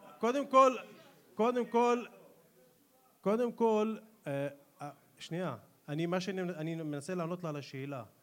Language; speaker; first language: Hebrew; non-native, local second language; Arabic